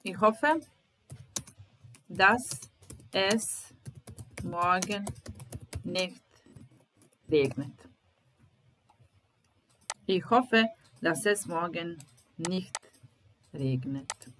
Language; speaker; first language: German; non-native, fluent; Serbian